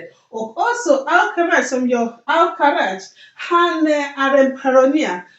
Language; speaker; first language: Swedish; non-native, learner; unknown